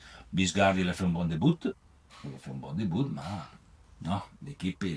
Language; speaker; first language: French; non-native, learner; Italian